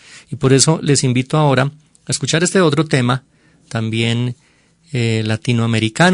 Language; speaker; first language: Spanish; native; Spanish